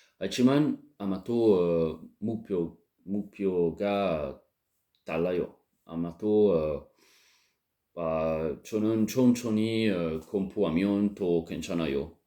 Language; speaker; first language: Korean; non-native, learner; French